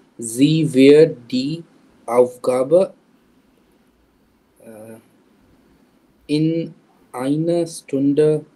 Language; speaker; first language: German; non-native, learner; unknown